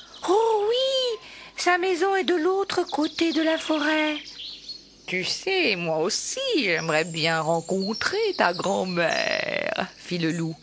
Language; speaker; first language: French; native; French